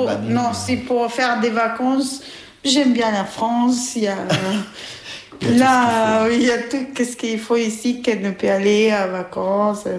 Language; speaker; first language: French; non-native, learner; Albanian